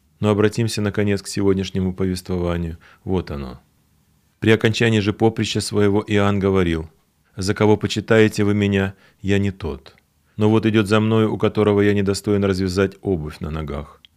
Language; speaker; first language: Russian; native; Russian